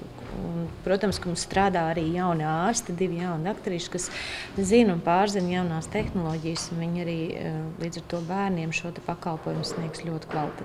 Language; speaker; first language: Latvian; native; Latvian